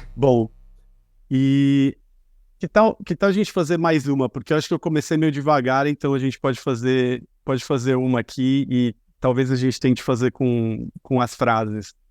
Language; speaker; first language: Portuguese; native; Portuguese